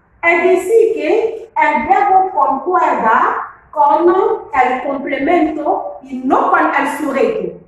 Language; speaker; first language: Spanish; non-native, fluent; French